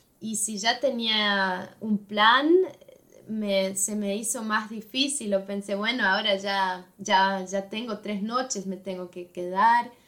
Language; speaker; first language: Spanish; non-native, fluent; German